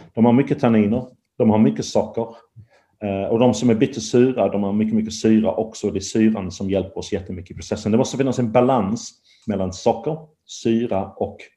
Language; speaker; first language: Swedish; non-native, fluent; English